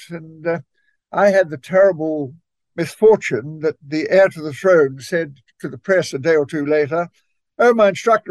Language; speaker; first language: English; native; English